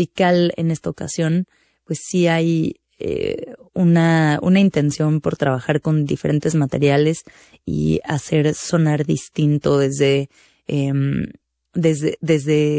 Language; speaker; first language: Spanish; native; Spanish